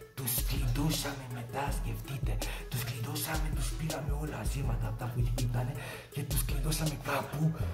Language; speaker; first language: Greek; non-native, fluent; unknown